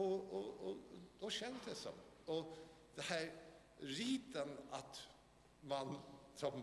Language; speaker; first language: Swedish; non-native, fluent; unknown